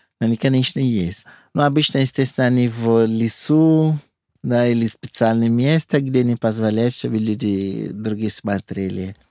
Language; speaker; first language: Russian; non-native, fluent; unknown